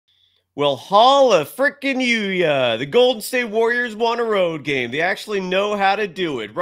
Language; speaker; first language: English; native; English